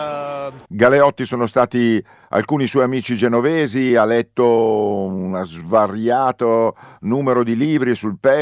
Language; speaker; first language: Italian; native; Italian